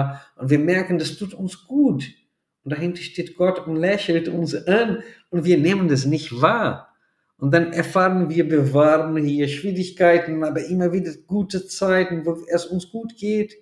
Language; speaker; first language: German; non-native, fluent; Portuguese